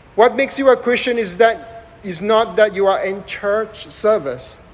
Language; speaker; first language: English; non-native, local second language; Chinese